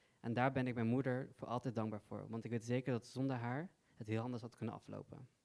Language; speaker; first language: Dutch; early bilingual, other home language; Persian